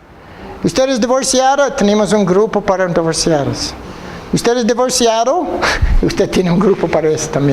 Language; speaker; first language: Spanish; non-native, fluent; English